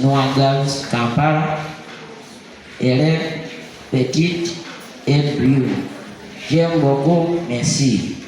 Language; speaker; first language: French; non-native, learner; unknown